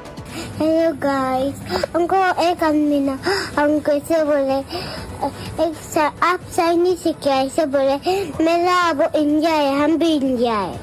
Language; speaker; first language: Hindi; non-native, local second language; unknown